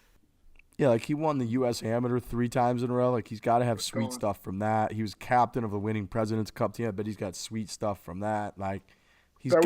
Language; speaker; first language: English; native; English